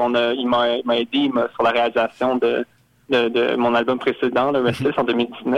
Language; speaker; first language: French; native; French